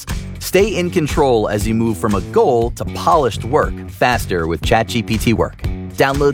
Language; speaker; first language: English; native; English